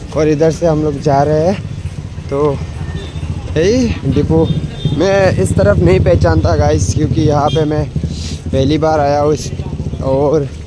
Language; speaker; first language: Hindi; non-native, local second language; Assamese